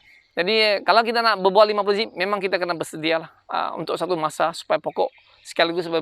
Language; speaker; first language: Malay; non-native, local second language; Chinese